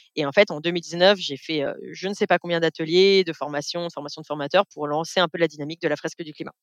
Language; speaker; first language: French; native; French